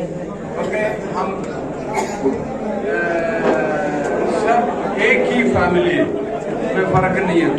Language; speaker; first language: Hindi; non-native, local second language; Malayalam